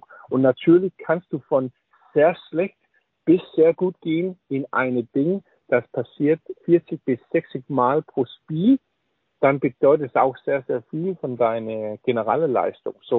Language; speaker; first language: German; non-native, learner; Danish